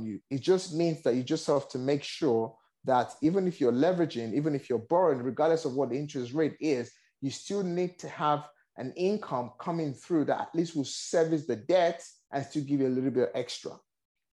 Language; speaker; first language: English; non-native, local second language; Yoruba